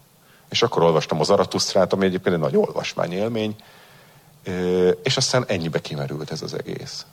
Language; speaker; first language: Hungarian; native; Hungarian